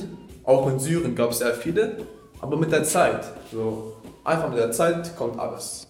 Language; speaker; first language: German; non-native, fluent; Kurdish